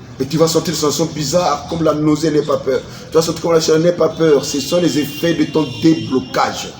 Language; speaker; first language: French; non-native, local second language; Lingala